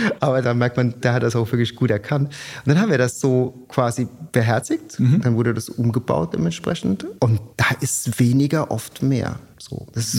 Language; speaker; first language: German; native; German